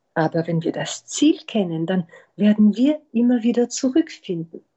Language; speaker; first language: German; non-native, fluent; French